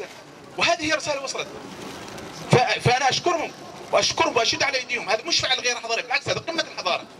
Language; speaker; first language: Arabic; native; Arabic